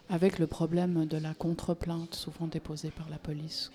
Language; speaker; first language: French; native; French